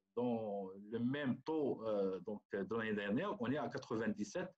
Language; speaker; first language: French; non-native, local second language; Arabic